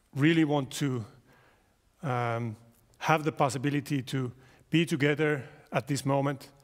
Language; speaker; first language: English; non-native, fluent; Finnish